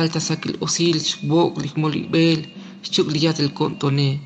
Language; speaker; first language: Spanish; native; Spanish